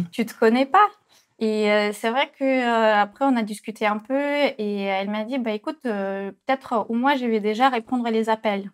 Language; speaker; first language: French; non-native, fluent; Russian